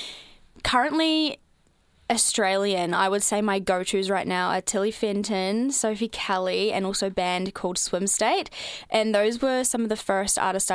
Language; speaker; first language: English; native; English